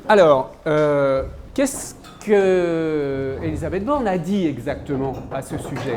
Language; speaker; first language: French; native; French